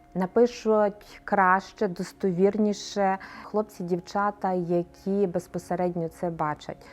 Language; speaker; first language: Ukrainian; native; Ukrainian